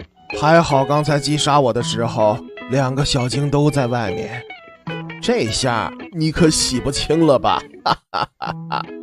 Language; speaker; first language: Chinese; native; Chinese